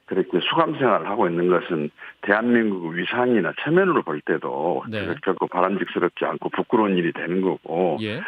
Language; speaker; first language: Korean; native; Korean